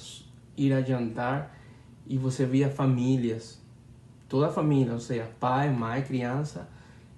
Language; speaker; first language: Portuguese; non-native, learner; Spanish